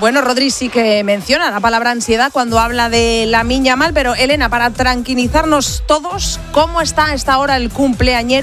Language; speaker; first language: Spanish; native; Spanish